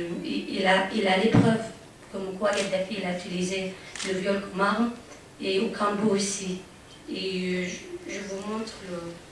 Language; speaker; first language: French; non-native, fluent; Arabic